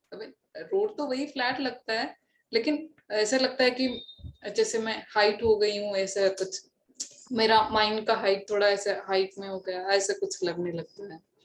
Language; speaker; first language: Hindi; native; Hindi